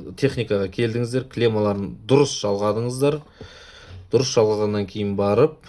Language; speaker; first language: Kazakh; non-native, local second language; Russian